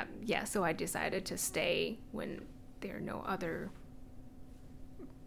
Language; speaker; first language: English; non-native, fluent; Chinese